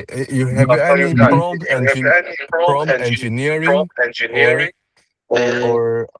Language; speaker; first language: English; non-native, learner; Chinese